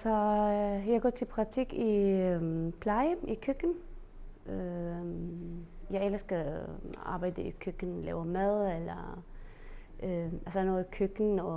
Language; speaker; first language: Danish; non-native, learner; Arabic